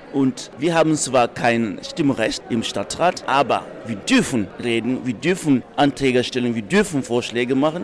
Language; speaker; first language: German; non-native, fluent; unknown